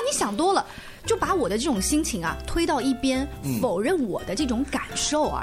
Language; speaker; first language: Chinese; native; Chinese